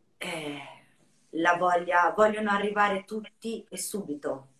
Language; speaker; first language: Italian; native; Italian